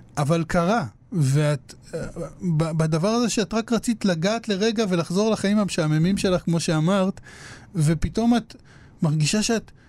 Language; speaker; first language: Hebrew; native; Hebrew